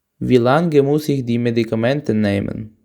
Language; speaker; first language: German; non-native, fluent; Ukrainian